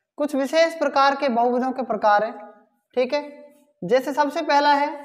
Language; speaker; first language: Hindi; native; Hindi